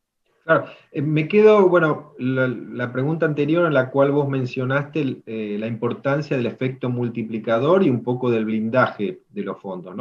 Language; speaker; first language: Spanish; native; Spanish